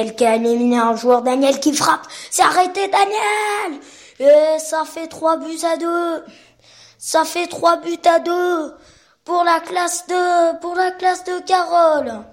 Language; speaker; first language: French; native; French